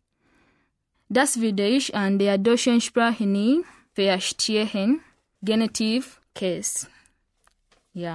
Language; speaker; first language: German; non-native, learner; Ganda